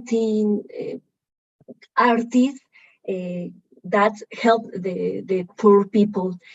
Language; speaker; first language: English; non-native, learner; Spanish